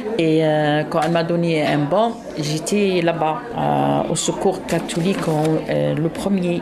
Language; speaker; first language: French; non-native, local second language; Arabic